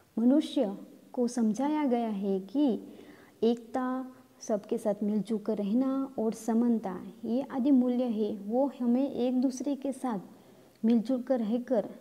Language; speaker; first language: Hindi; non-native, local second language; Gamit